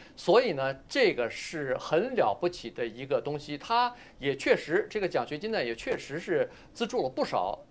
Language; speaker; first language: Chinese; native; Chinese